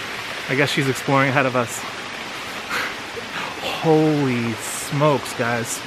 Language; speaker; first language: English; native; English